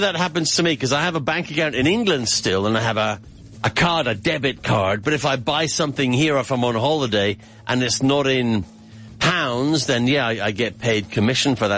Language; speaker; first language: English; native; English